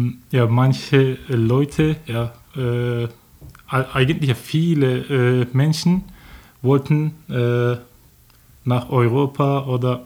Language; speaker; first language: German; non-native, learner; Turkish